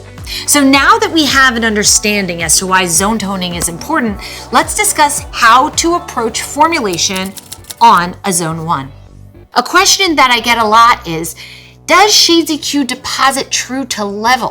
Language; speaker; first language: English; native; English